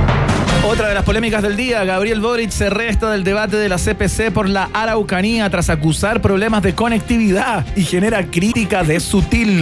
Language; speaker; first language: Spanish; native; Spanish